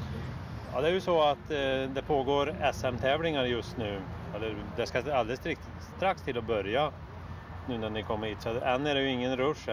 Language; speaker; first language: Swedish; native; Swedish